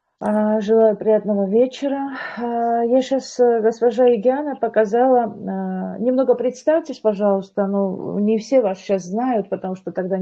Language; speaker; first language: Russian; non-native, local second language; Georgian